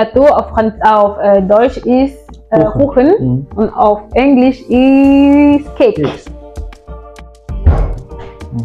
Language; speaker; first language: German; non-native, learner; French